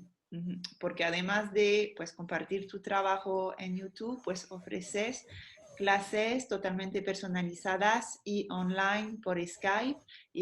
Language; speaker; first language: Spanish; non-native, fluent; French